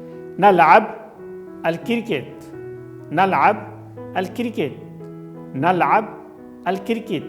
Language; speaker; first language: Arabic; non-native, fluent; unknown